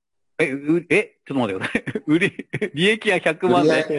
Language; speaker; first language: Japanese; native; Japanese